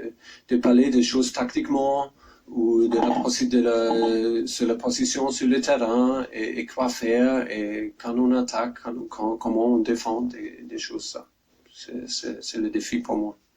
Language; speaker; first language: French; non-native, learner; German